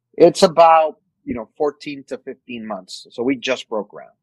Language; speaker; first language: English; non-native, fluent; Spanish